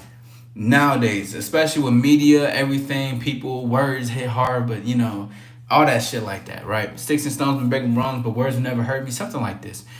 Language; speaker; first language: English; native; English